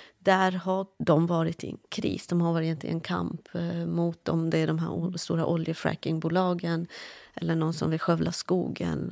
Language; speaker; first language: Swedish; early bilingual, other home language; Kurdish